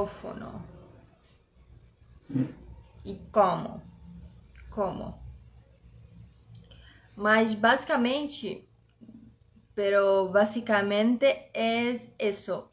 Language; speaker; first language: Spanish; non-native, fluent; Portuguese